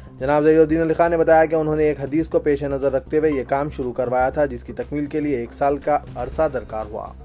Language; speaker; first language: Urdu; native; Urdu